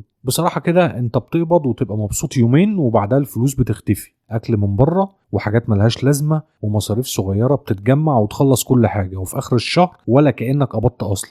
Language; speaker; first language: Arabic; native; Arabic